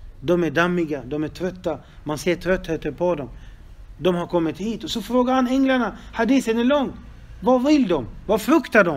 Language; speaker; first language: Swedish; non-native, fluent; Arabic